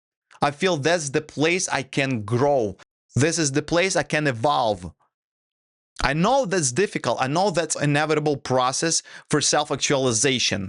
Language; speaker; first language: English; non-native, fluent; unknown